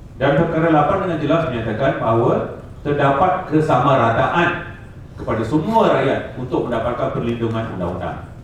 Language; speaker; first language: Malay; non-native, local second language; Tamil